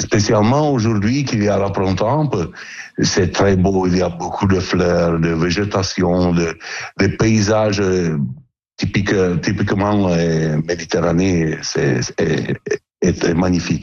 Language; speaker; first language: French; non-native, learner; Italian